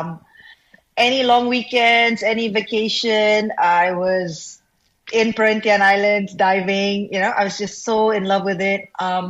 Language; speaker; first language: English; non-native, local second language; Malay